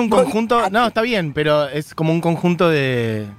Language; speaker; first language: Spanish; native; Spanish